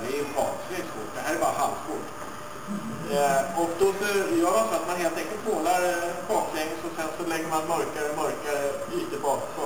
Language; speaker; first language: Swedish; native; Swedish